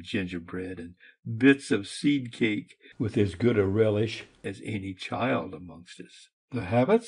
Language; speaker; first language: English; native; English